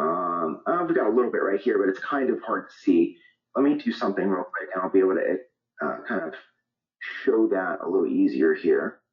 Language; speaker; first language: English; native; English